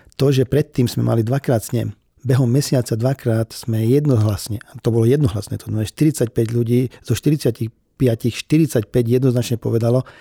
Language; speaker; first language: Slovak; non-native, local second language; Hungarian